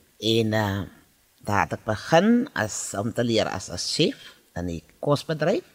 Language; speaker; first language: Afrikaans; native; Afrikaans